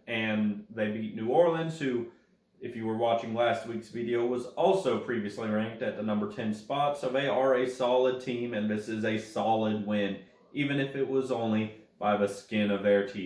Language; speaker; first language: English; native; English